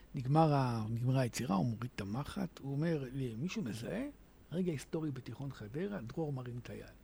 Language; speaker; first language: Hebrew; native; Hebrew